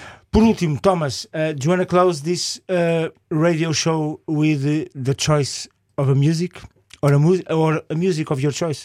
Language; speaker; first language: English; non-native, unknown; Portuguese